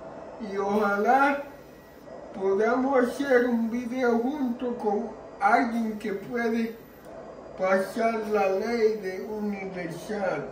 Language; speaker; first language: Spanish; early bilingual, heritage; Spanish